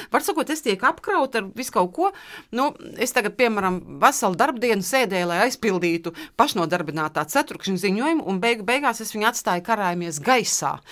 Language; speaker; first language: Latvian; native; Latvian